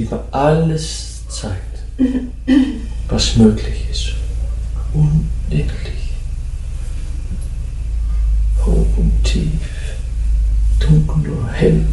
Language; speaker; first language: German; non-native, fluent; Dutch